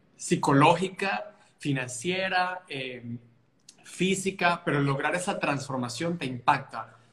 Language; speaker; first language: Spanish; native; Spanish